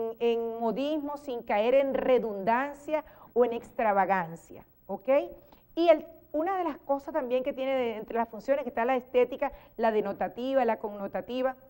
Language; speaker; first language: Spanish; native; Spanish